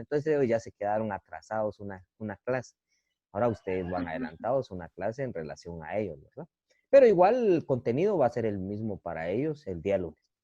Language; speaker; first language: Spanish; native; Spanish